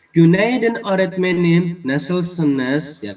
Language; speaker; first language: Turkish; non-native, fluent; Indonesian